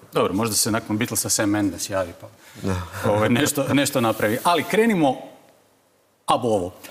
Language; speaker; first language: Croatian; native; Croatian